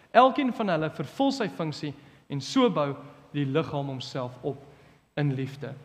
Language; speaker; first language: Afrikaans; early bilingual, other home language; English